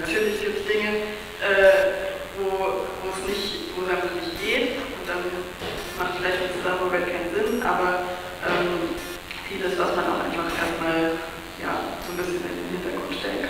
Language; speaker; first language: German; native; German